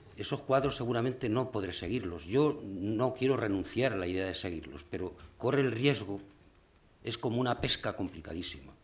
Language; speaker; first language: Spanish; native; Spanish